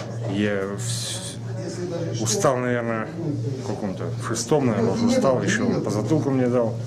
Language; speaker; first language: Russian; native; Russian